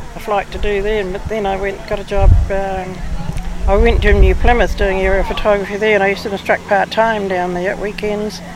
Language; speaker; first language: English; native; English